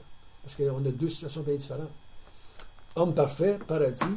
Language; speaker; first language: French; native; French